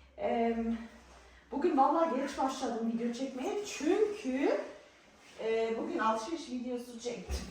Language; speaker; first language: Turkish; early bilingual, heritage; Turkish